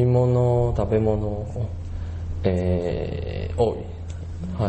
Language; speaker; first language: Japanese; non-native, learner; Chinese